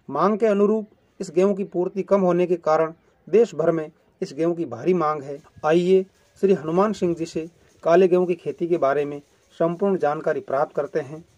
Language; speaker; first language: Hindi; native; Hindi